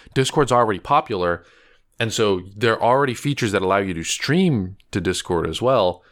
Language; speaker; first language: English; native; English